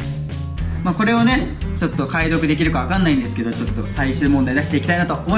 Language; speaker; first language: Japanese; native; Japanese